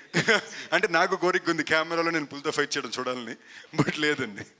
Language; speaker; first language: Telugu; native; Telugu